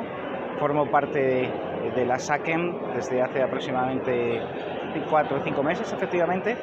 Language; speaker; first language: Spanish; native; Spanish